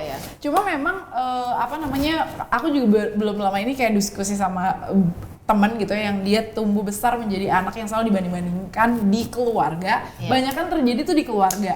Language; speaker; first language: Indonesian; native; Indonesian